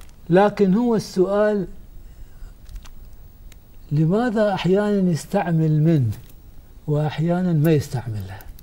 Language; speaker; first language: Arabic; native; Arabic